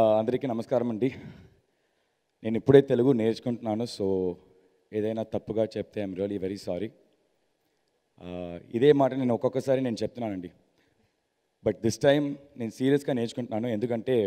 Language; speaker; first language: Telugu; non-native, learner; Tamil